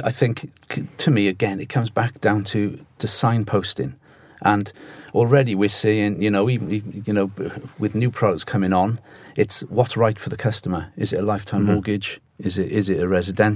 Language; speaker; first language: English; native; English